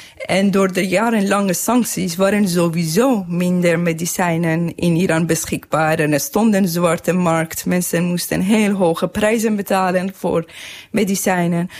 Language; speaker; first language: Dutch; non-native, fluent; Persian